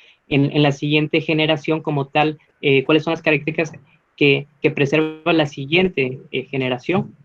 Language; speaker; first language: Spanish; native; Spanish